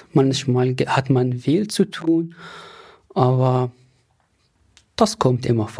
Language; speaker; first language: German; non-native, fluent; Arabic